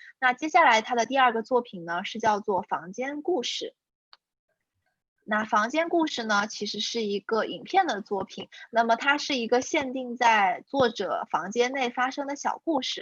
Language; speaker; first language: Chinese; native; Chinese